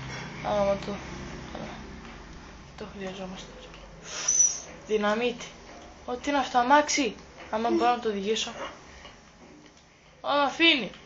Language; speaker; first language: Greek; native; Greek